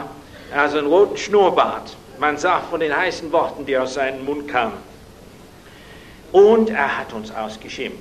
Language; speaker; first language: German; non-native, fluent; English